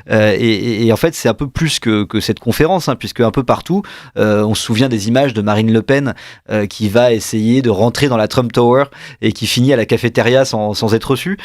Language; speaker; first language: French; native; French